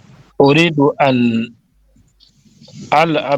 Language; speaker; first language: Arabic; non-native, learner; French